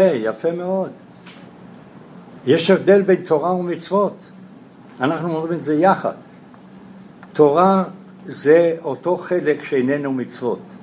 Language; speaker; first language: Hebrew; non-native, fluent; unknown